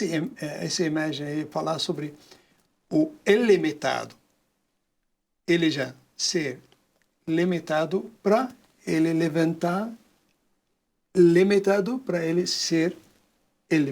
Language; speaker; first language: Portuguese; non-native, learner; Arabic